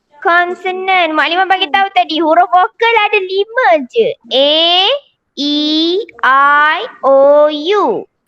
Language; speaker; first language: Malay; native; Malay